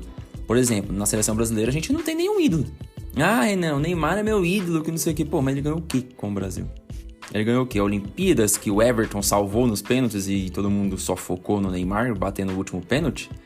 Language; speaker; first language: Portuguese; native; Portuguese